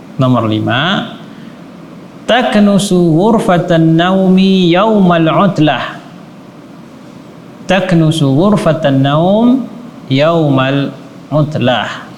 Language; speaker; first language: Arabic; non-native, fluent; Indonesian